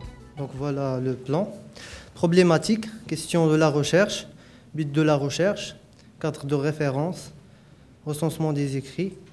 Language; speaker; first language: French; non-native, local second language; Arabic